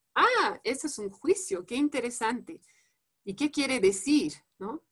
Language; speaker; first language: Spanish; non-native, fluent; French